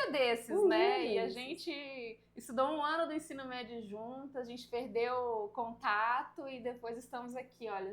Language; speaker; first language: Portuguese; native; Portuguese